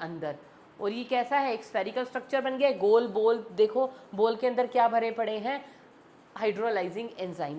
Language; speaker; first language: Hindi; native; Hindi